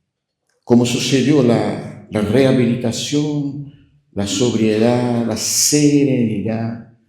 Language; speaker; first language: Spanish; non-native, fluent; Portuguese